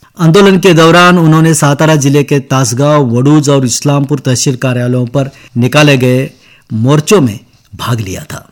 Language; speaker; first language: Hindi; non-native, local second language; Marathi